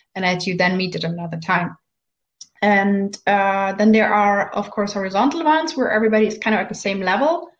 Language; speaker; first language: English; non-native, fluent; German